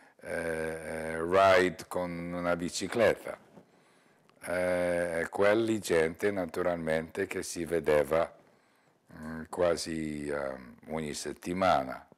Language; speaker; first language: Italian; non-native, learner; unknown